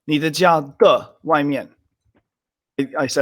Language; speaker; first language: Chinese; non-native, fluent; Swedish